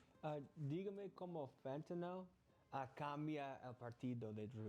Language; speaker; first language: Spanish; non-native, learner; English